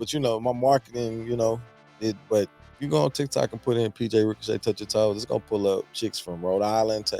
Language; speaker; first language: English; native; English